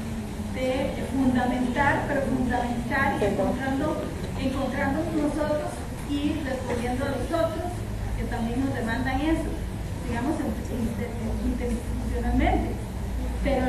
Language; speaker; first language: Spanish; native; Spanish